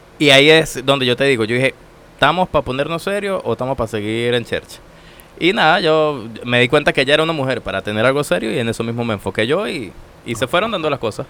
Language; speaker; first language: Spanish; native; Spanish